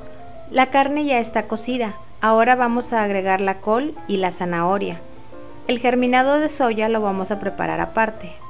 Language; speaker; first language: Spanish; native; Spanish